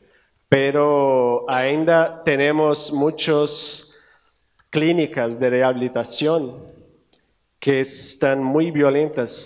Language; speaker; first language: Spanish; non-native, learner; Portuguese